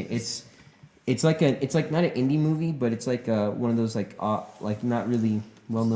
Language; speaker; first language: English; native; English